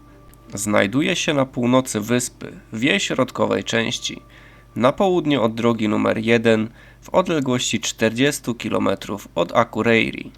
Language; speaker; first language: Polish; native; Polish